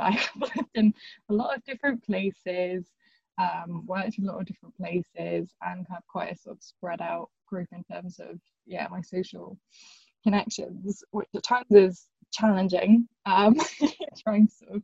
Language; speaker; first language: English; native; English